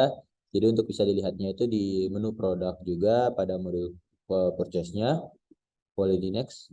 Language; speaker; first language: Indonesian; native; Indonesian